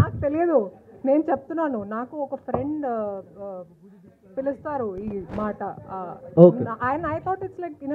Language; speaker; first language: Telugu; non-native, fluent; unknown